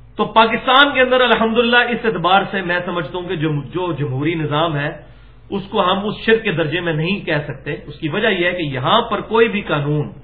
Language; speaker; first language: Urdu; non-native, local second language; Punjabi